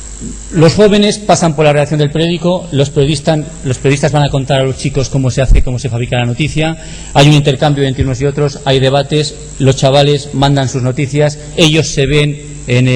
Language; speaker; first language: Spanish; native; Spanish